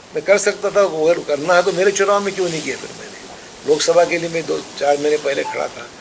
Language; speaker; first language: Hindi; non-native, local second language; Marathi